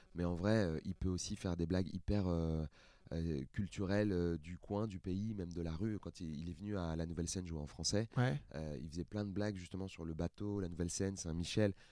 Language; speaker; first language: French; native; French